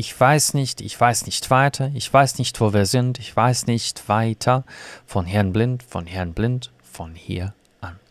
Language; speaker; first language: German; non-native, fluent; Russian